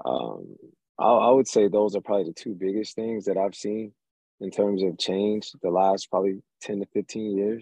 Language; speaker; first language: English; native; English